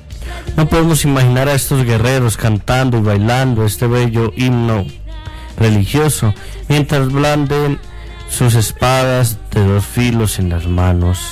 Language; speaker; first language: Spanish; native; Spanish